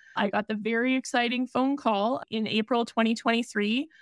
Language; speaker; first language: English; native; English